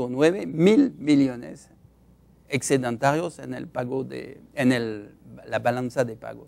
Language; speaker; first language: Spanish; non-native, fluent; French